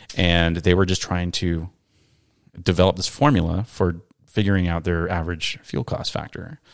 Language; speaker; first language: English; native; English